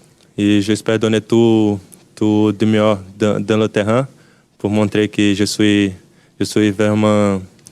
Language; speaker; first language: French; non-native, learner; Portuguese